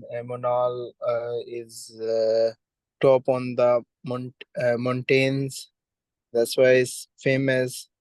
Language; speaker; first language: English; non-native, learner; Urdu